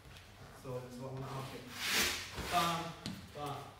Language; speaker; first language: German; non-native, fluent; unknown